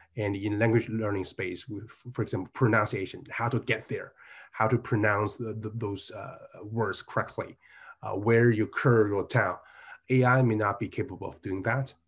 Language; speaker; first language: English; non-native, fluent; Chinese